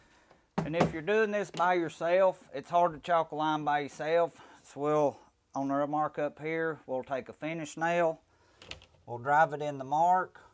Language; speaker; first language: English; native; English